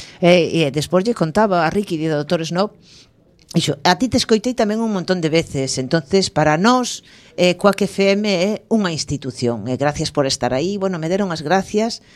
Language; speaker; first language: Galician; native; Galician